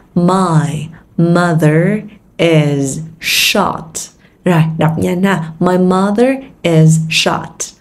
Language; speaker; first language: English; non-native, fluent; Vietnamese